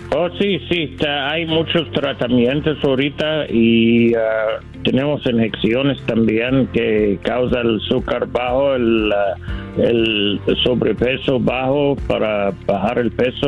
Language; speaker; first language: Spanish; non-native, learner; English